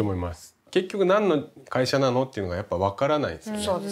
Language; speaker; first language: Japanese; native; Japanese